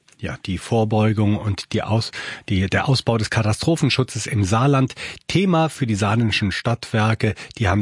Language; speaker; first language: German; native; German